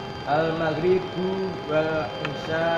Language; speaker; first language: Arabic; non-native, learner; Indonesian